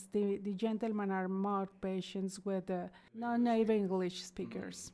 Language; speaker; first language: English; non-native, fluent; Spanish